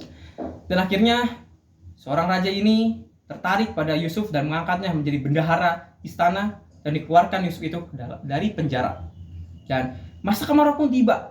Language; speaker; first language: Indonesian; native; Indonesian